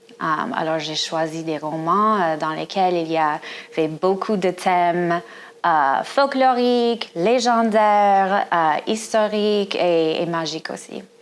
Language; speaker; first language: French; non-native, fluent; English